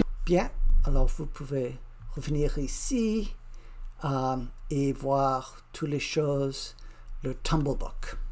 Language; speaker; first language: French; non-native, learner; English